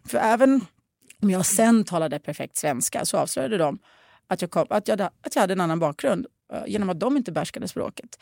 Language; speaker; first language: Swedish; early bilingual, other home language; Russian